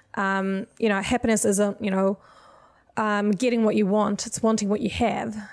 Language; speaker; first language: English; non-native, fluent; Swedish